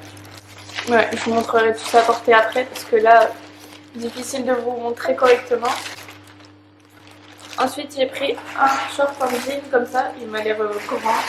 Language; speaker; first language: French; native; French